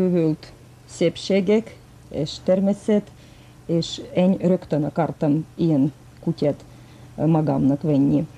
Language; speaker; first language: Hungarian; non-native, fluent; Russian